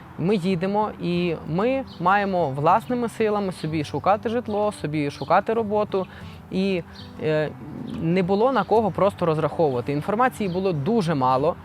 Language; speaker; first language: Ukrainian; non-native, local second language; Russian